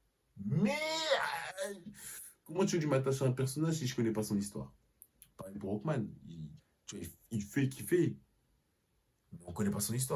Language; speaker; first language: French; native; French